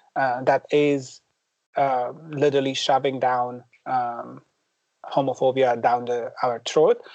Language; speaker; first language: English; non-native, fluent; Persian